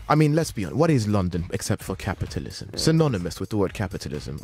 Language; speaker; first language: English; native; English